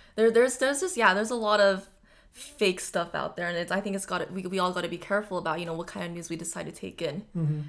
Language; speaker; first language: English; early bilingual, other home language; Japanese